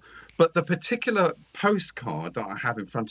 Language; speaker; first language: English; native; English